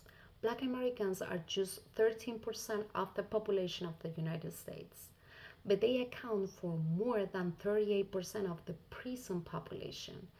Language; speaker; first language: English; non-native, fluent; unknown